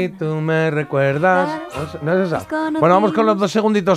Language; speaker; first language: Spanish; native; Spanish